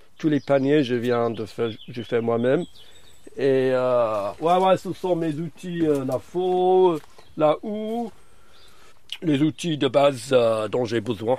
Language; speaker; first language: French; early bilingual, other home language; English